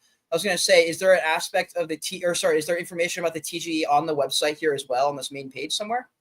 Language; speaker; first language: English; native; English